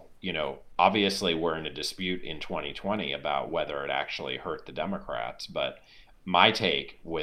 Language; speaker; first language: English; native; English